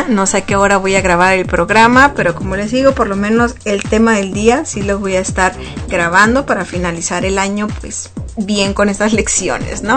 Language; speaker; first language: Spanish; native; Spanish